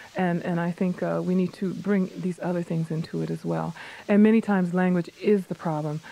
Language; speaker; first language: English; native; English